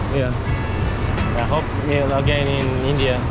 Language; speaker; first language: English; non-native, learner; Korean